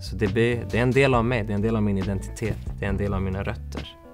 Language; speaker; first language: Swedish; early bilingual, other home language; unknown